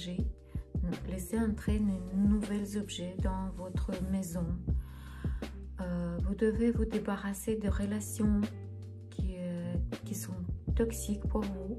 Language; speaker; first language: French; non-native, fluent; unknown